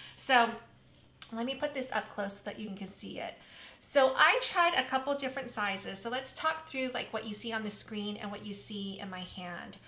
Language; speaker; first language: English; native; English